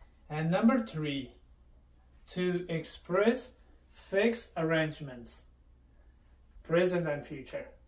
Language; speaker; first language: English; non-native, fluent; Persian